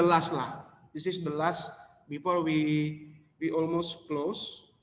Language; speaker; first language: English; non-native, local second language; Indonesian